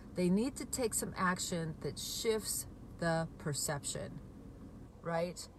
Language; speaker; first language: English; native; English